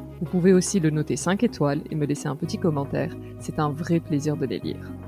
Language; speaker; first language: French; native; French